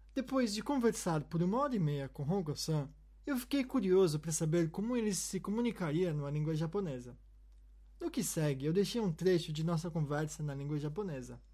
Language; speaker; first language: Portuguese; native; Portuguese